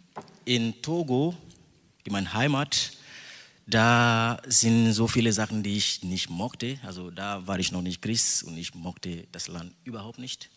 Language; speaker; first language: German; non-native, fluent; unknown